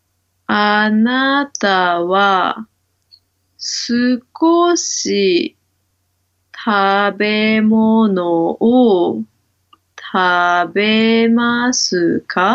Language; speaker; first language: Japanese; non-native, learner; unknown